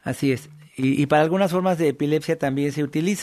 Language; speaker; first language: Spanish; native; Spanish